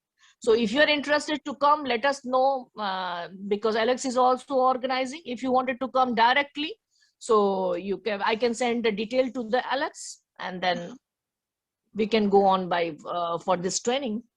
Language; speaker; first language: English; non-native, learner; Hindi